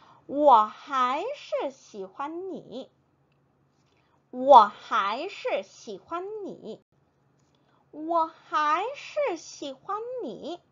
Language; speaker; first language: Chinese; non-native, fluent; Korean